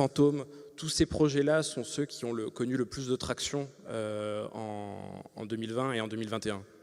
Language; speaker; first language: French; native; French